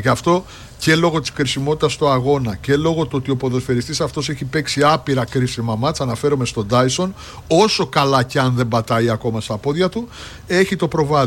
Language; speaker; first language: Greek; native; Greek